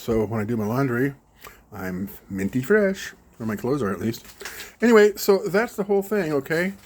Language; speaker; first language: English; native; English